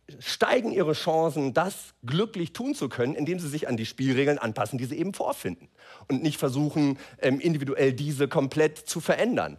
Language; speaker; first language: German; native; German